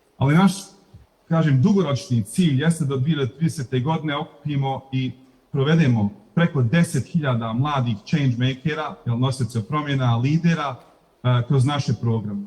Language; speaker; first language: Bosnian; native; Bosnian